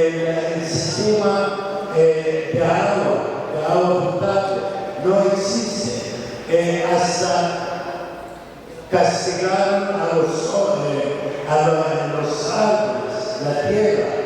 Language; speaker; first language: Spanish; non-native, fluent; Arabic